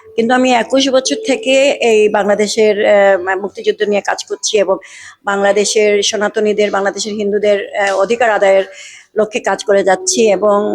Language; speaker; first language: Bangla; native; Bangla